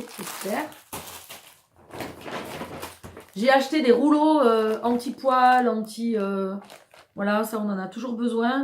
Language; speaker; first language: French; native; French